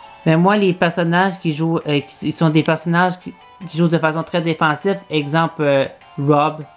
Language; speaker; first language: French; native; French